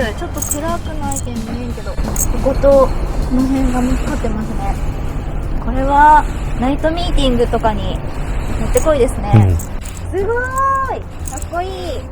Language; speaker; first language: Japanese; native; Japanese